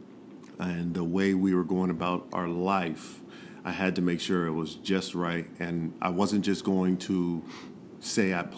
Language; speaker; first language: English; native; English